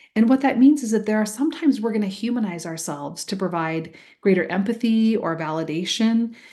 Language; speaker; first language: English; native; English